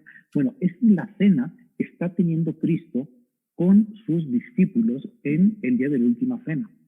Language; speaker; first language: Spanish; native; Spanish